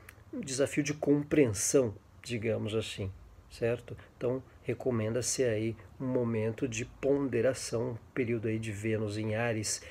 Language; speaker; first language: Portuguese; native; Portuguese